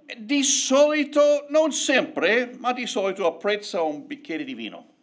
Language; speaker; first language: Italian; non-native, fluent; English